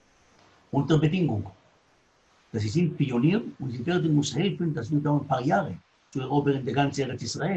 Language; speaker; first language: German; non-native, learner; Hebrew